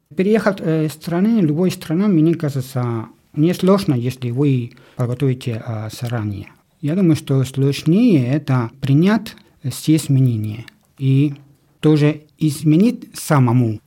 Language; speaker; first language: Russian; non-native, learner; Spanish